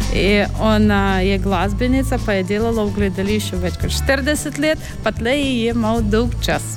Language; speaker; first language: Slovenian; non-native, fluent; Russian